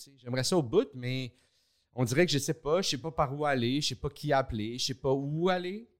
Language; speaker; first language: French; native; French